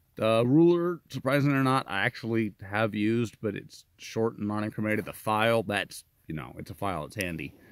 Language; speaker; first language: English; native; English